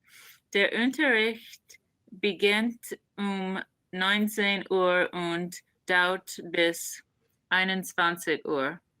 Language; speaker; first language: German; non-native, learner; English